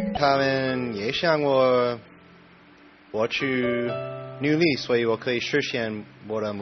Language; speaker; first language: Chinese; non-native, learner; English